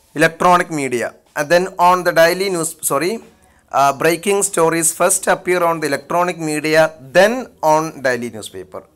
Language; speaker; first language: English; non-native, local second language; Malayalam